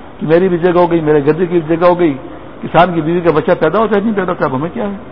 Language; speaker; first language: Urdu; non-native, local second language; Pashto